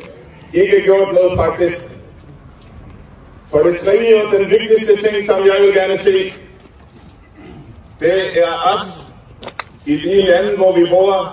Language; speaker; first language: Danish; non-native, fluent; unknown